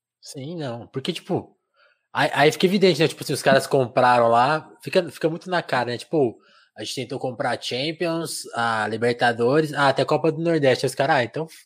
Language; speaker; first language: Portuguese; native; Portuguese